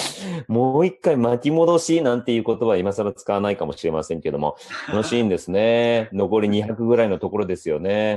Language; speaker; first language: Japanese; native; Japanese